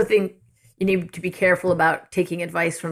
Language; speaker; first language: English; native; English